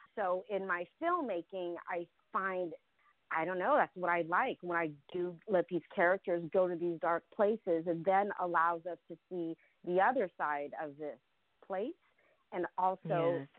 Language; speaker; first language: English; early bilingual, other home language; Russian